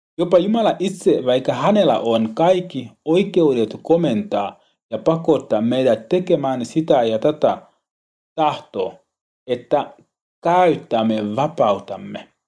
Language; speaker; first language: Finnish; non-native, learner; Swahili